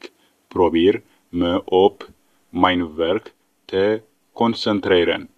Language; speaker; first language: Dutch; non-native, fluent; Tigrinya